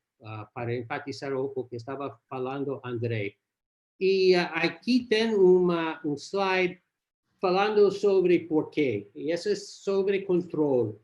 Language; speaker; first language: Portuguese; non-native, learner; English